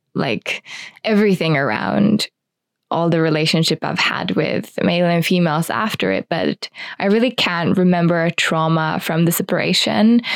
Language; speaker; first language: English; non-native, fluent; Finnish